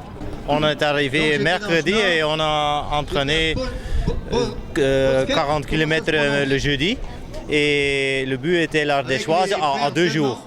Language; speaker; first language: French; non-native, learner; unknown